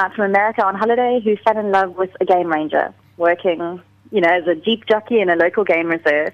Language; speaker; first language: English; native; English